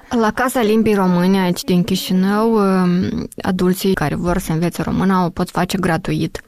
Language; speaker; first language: Romanian; native; Romanian